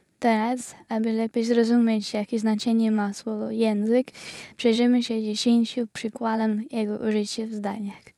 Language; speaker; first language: Polish; non-native, learner; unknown